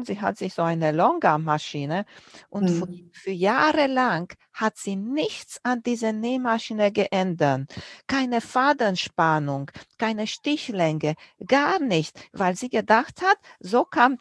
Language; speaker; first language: German; non-native, fluent; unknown